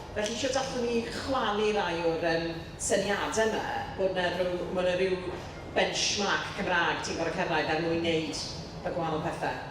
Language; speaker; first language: Welsh; non-native, local second language; English